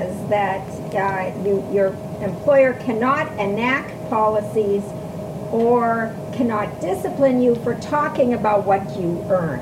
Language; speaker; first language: English; native; English